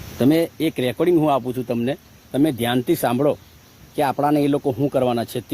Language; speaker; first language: Gujarati; native; Gujarati